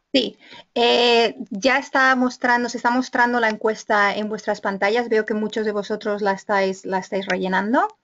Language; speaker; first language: Spanish; native; Spanish